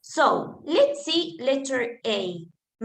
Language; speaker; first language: English; non-native, fluent; Spanish